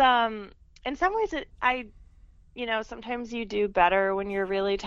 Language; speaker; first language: English; native; English